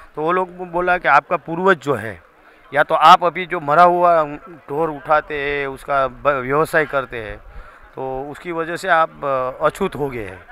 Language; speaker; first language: Hindi; non-native, local second language; Gujarati